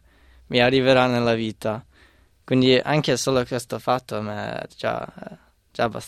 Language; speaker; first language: Italian; non-native, fluent; English